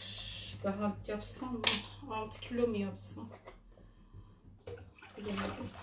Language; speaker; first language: Turkish; native; Turkish